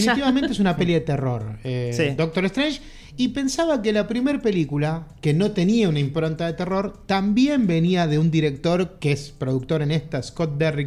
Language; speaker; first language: Spanish; native; Spanish